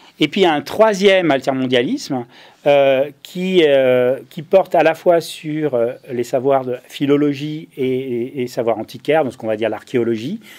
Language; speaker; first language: French; native; French